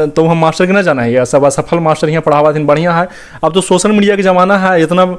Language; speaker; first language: Hindi; native; Hindi